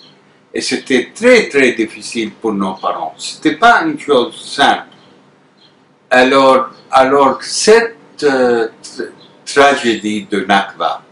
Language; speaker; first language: French; non-native, fluent; Arabic